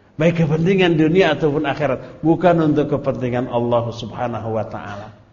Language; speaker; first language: Indonesian; non-native, local second language; Sundanese